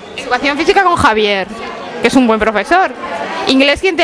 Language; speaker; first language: Spanish; native; Spanish